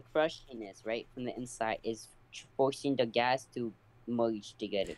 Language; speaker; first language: English; native; English